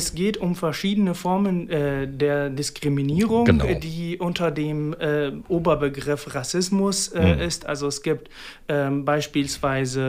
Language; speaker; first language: German; non-native, fluent; Arabic